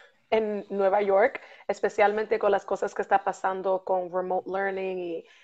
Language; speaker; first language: Spanish; early bilingual, other home language; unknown